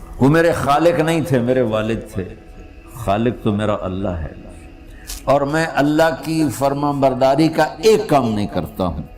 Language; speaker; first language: Urdu; non-native, local second language; Punjabi